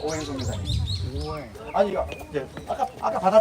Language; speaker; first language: Korean; native; Korean